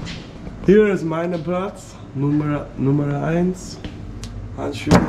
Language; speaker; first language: German; non-native, learner; Danish